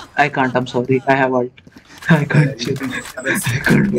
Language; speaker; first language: English; non-native, local second language; Kannada